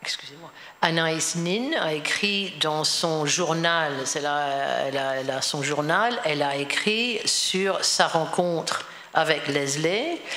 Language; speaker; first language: French; non-native, fluent; English